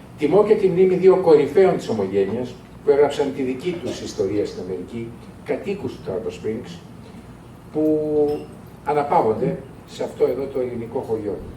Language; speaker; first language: Greek; native; Greek